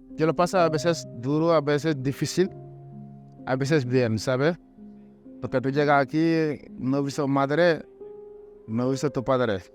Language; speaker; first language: Spanish; non-native, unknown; Wolof